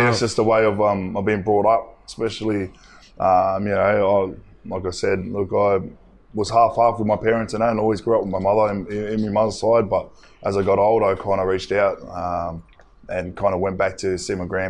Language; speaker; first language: English; native; English